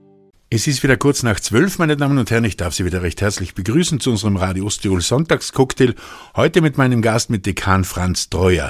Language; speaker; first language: German; native; German